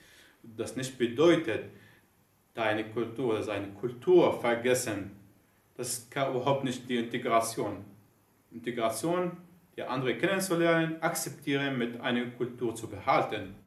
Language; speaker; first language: German; non-native, learner; Arabic